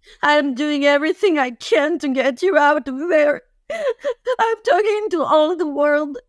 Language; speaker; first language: English; non-native, fluent; Hebrew